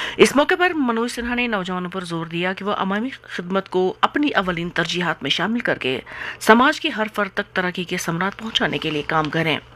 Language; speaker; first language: Urdu; non-native, local second language; Kashmiri